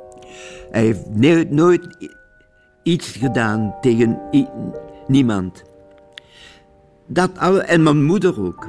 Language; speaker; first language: Dutch; non-native, local second language; French